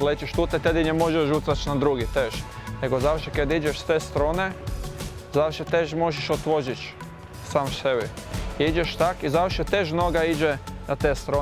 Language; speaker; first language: Polish; non-native, learner; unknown